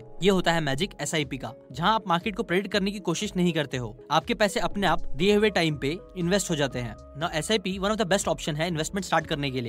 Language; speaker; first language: Hindi; native; Hindi